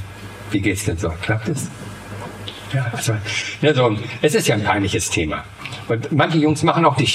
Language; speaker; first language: German; native; German